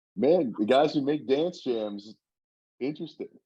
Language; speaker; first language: English; native; English